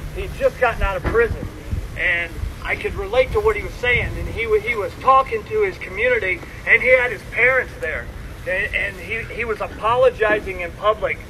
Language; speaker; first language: English; native; English